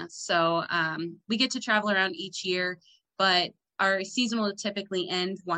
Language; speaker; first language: English; native; English